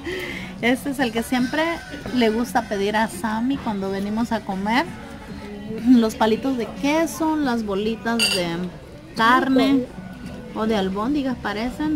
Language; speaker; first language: Spanish; native; Spanish